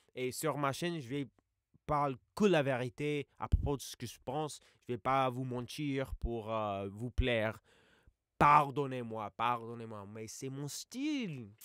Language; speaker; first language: French; non-native, learner; English